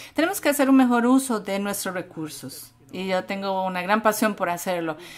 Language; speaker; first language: Spanish; non-native, fluent; English